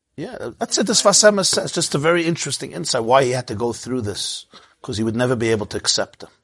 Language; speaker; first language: English; native; English